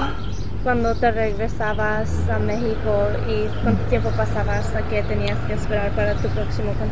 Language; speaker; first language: Spanish; early bilingual, heritage; Spanish